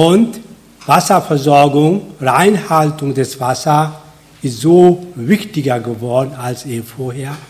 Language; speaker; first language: German; non-native, fluent; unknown